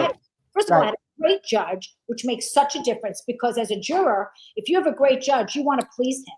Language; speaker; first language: English; native; English